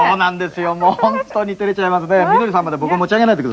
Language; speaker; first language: Japanese; native; Japanese